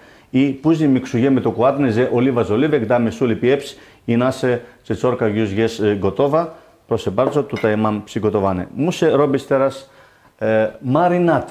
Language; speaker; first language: Polish; non-native, learner; Greek